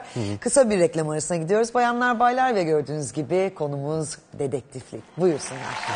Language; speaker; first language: Turkish; native; Turkish